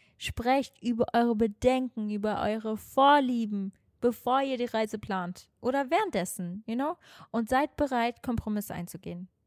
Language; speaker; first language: German; non-native, fluent; Portuguese